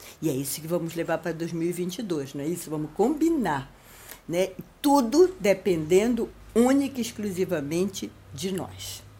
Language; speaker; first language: Portuguese; native; Portuguese